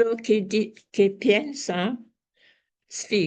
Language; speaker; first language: Spanish; non-native, learner; English